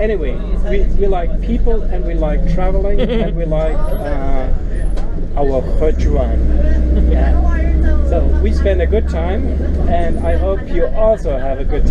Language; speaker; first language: English; non-native, fluent; German